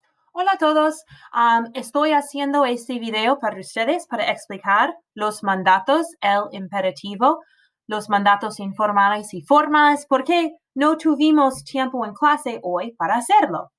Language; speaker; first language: Spanish; non-native, fluent; English